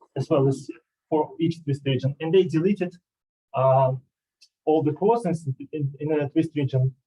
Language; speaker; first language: English; non-native, fluent; Russian